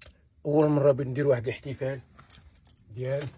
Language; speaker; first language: Arabic; native; Arabic